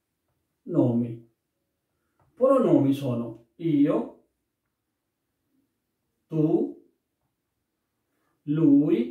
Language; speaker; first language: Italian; non-native, fluent; Urdu